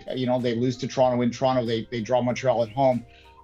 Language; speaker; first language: English; native; English